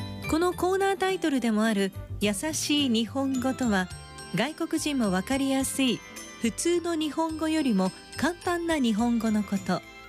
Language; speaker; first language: Japanese; native; Japanese